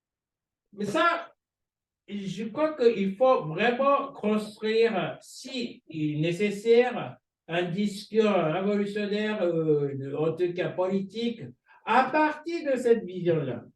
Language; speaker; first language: French; non-native, fluent; Japanese